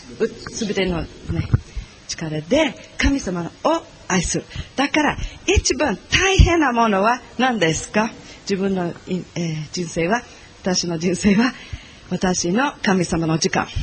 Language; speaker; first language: Japanese; non-native, learner; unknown